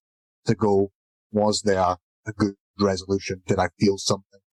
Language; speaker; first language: English; native; English